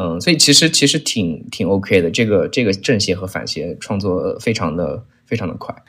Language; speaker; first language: Chinese; native; Chinese